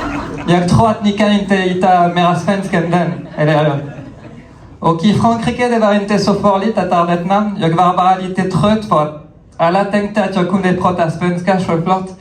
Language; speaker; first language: Swedish; non-native, fluent; French